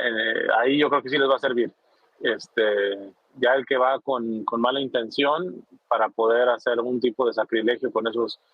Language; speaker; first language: Spanish; native; Spanish